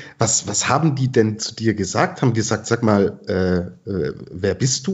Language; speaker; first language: German; native; German